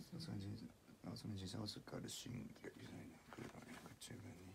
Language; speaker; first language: Japanese; native; Japanese